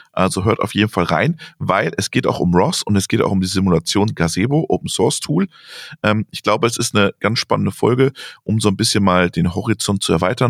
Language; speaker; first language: German; native; German